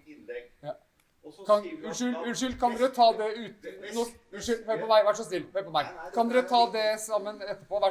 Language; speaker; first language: Norwegian; native; Norwegian